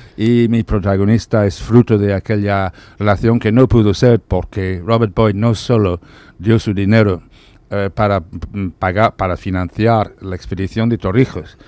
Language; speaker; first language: Spanish; non-native, fluent; English